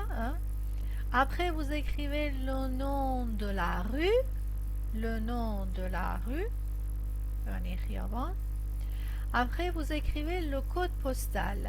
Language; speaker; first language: French; non-native, fluent; Persian